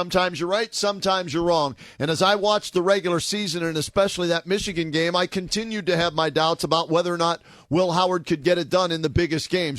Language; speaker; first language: English; native; English